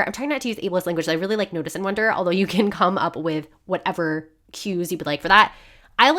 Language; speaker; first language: English; native; English